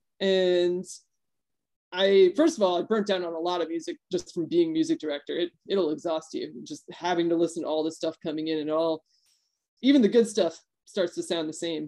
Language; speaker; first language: English; native; English